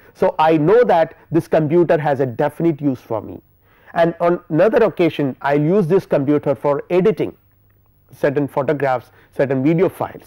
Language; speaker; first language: English; non-native, local second language; Malayalam